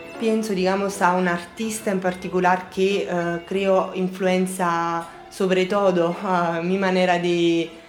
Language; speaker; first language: Spanish; non-native, fluent; Italian